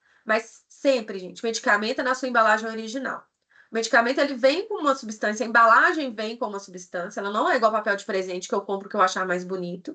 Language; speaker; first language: Portuguese; native; Portuguese